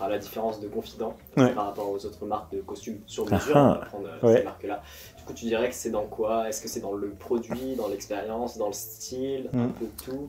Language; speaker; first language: French; native; French